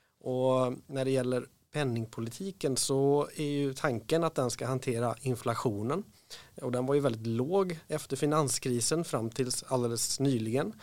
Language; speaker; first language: Swedish; native; Swedish